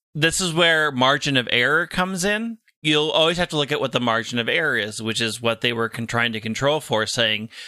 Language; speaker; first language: English; native; English